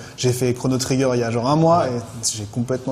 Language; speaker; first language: French; native; French